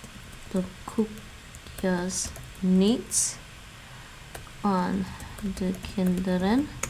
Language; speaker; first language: Dutch; non-native, learner; English